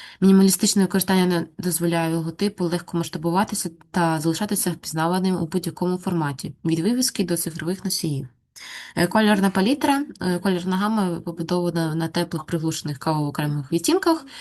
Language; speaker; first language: Ukrainian; native; Ukrainian